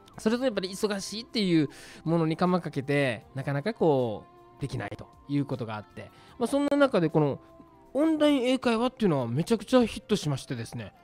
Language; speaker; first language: Japanese; native; Japanese